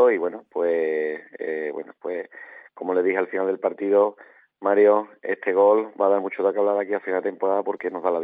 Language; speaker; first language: Spanish; native; Spanish